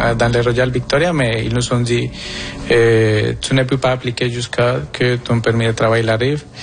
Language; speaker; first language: French; non-native, fluent; Spanish